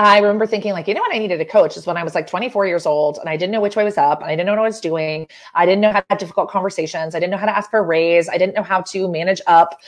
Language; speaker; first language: English; native; English